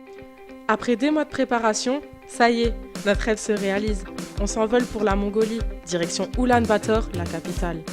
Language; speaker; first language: French; native; French